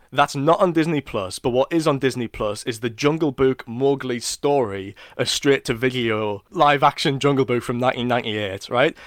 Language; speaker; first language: English; native; English